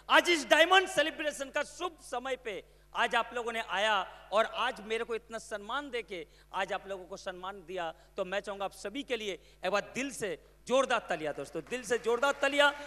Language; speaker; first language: Hindi; non-native, local second language; Bangla